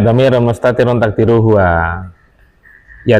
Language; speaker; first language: Arabic; non-native, fluent; Indonesian